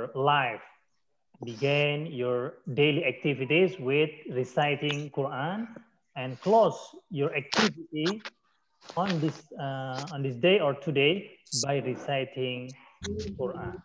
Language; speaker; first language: English; non-native, learner; Indonesian